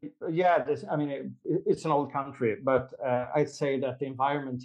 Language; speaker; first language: English; non-native, fluent; Swedish